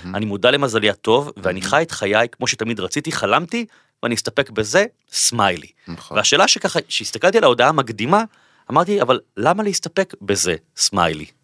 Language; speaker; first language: Hebrew; native; Hebrew